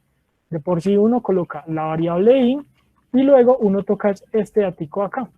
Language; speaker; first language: Spanish; native; Spanish